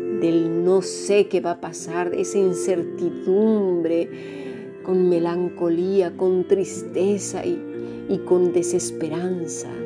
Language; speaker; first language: Spanish; native; Spanish